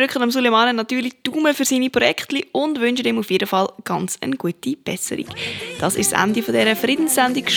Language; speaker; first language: German; native; German